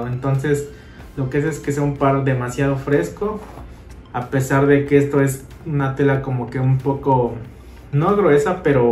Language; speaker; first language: Spanish; native; Spanish